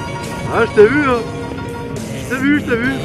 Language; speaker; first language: French; native; French